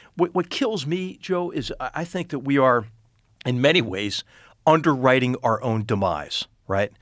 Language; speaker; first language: English; native; English